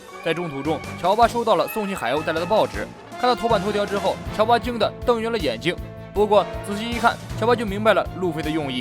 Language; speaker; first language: Chinese; native; Chinese